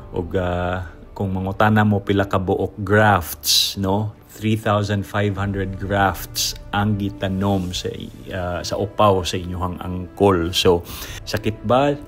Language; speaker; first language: Cebuano; native; Cebuano